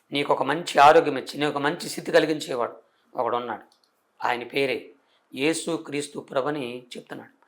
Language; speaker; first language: Telugu; non-native, local second language; Koya